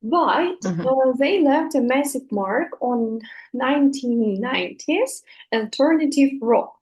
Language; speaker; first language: English; non-native, fluent; Russian